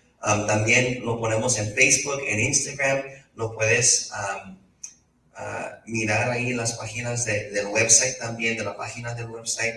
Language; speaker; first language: Spanish; early bilingual, heritage; Spanish